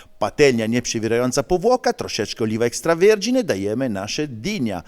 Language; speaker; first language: Polish; non-native, learner; Italian